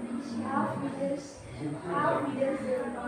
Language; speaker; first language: German; non-native, learner; Indonesian